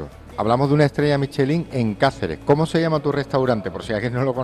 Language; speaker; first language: Spanish; native; Spanish